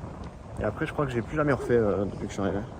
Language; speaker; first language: French; native; French